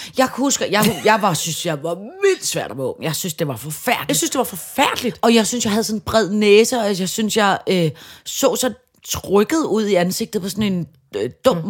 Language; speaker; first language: Danish; native; Danish